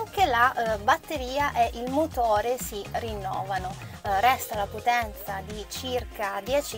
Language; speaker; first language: Italian; native; Italian